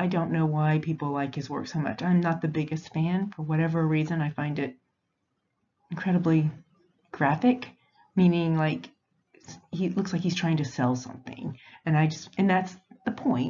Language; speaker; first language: English; native; English